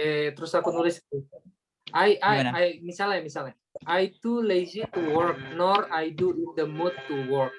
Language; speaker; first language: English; non-native, learner; Indonesian